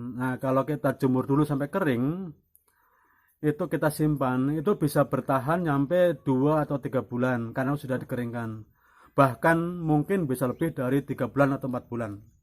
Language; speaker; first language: Indonesian; non-native, local second language; Javanese